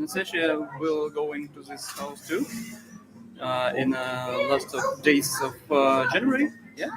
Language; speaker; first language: English; non-native, learner; Russian